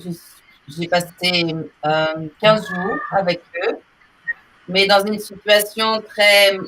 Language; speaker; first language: French; non-native, fluent; Portuguese